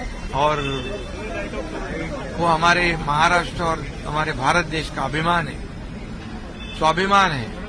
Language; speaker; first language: Hindi; non-native, local second language; Marathi